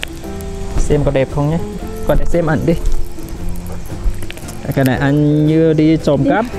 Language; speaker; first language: Vietnamese; non-native, fluent; Chinese